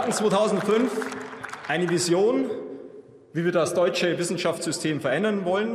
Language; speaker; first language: German; native; German